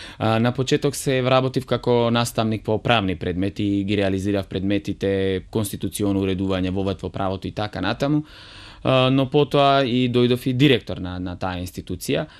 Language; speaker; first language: Macedonian; non-native, local second language; Romany